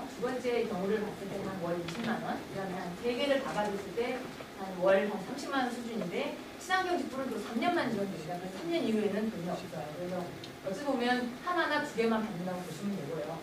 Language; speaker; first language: Korean; native; Korean